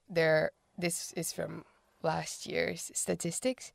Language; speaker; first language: English; non-native, fluent; Portuguese